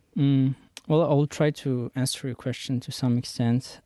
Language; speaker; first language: English; non-native, fluent; Persian